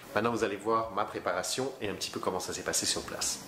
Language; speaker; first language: French; native; French